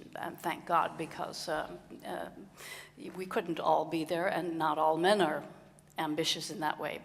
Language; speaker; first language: English; non-native, fluent; Dutch